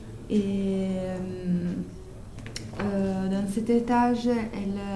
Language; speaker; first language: French; non-native, learner; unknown